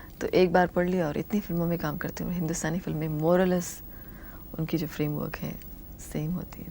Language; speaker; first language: Hindi; non-native, local second language; Tamil